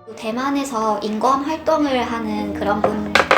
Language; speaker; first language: Korean; non-native, fluent; Chinese